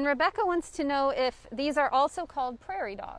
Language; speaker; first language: English; native; English